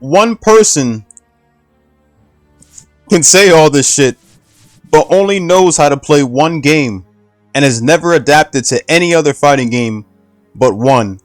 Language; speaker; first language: English; native; English